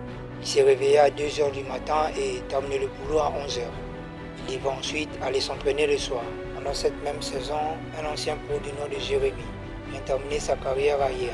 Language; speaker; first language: French; native; French